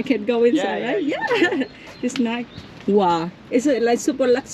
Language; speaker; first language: English; non-native, learner; Vietnamese